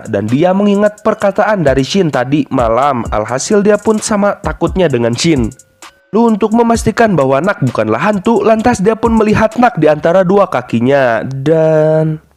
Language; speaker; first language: Indonesian; native; Indonesian